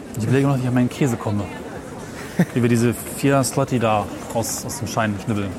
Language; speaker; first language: German; native; German